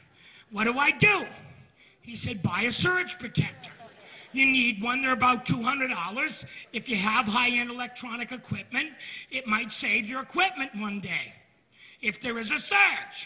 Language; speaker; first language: English; native; English